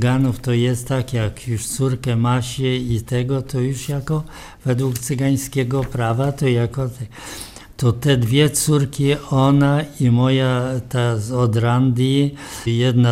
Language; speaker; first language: Polish; non-native, local second language; Romany